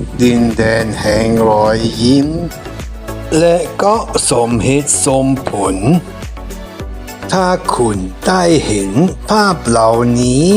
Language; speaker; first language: Thai; non-native, fluent; German